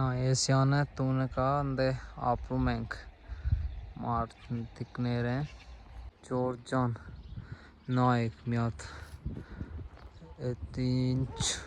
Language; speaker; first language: Armenian; non-native, learner; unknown